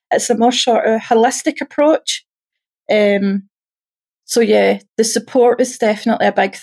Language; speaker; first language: English; native; English